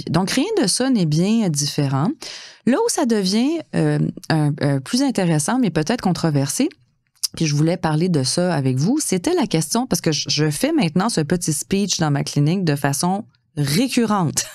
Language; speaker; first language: French; native; French